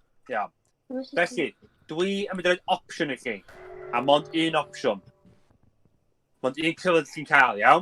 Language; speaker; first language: Welsh; native; Welsh